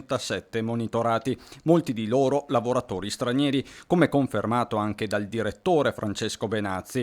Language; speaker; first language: Italian; native; Italian